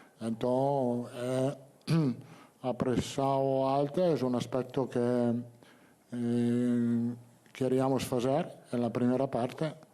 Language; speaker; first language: Portuguese; non-native, learner; Italian